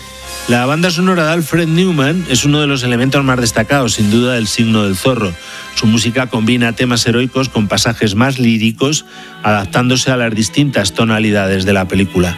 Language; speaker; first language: Spanish; native; Spanish